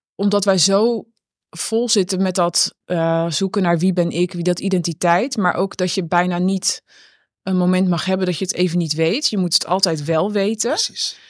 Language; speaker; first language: Dutch; native; Dutch